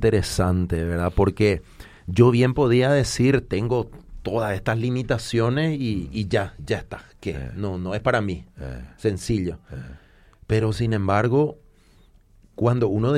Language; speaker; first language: Spanish; native; Spanish